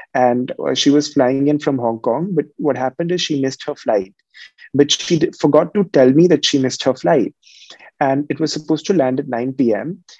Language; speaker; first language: English; non-native, local second language; Hindi